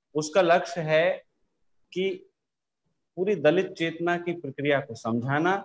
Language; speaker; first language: Hindi; native; Hindi